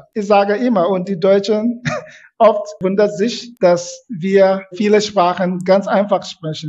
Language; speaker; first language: German; non-native, fluent; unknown